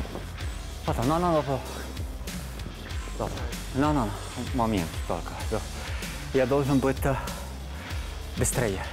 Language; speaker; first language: Russian; non-native, learner; Italian